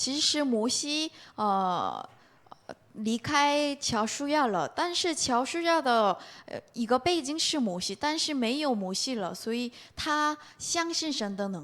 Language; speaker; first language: Chinese; non-native, learner; Korean